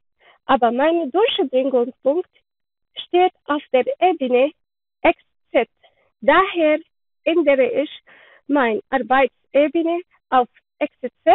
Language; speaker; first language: German; non-native, learner; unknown